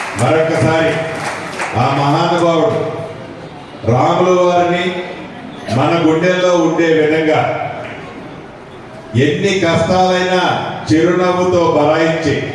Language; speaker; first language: Telugu; native; Telugu